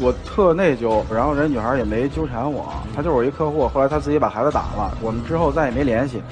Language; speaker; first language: Chinese; native; Chinese